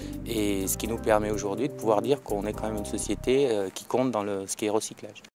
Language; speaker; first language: French; native; French